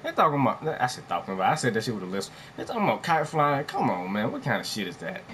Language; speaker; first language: English; native; English